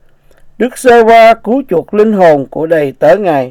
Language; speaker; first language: Vietnamese; native; Vietnamese